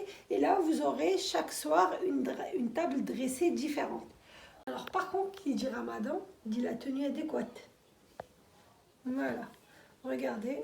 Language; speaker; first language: French; native; French